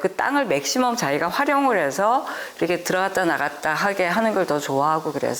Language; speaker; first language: Korean; native; Korean